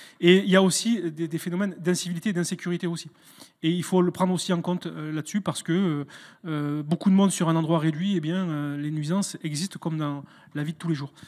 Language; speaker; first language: French; native; French